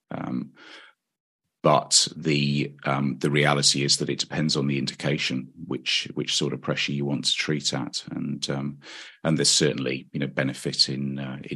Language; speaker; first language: English; native; English